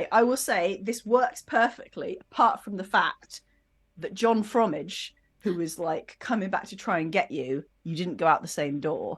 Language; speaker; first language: English; native; English